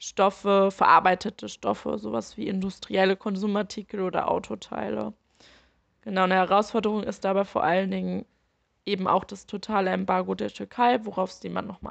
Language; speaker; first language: German; native; German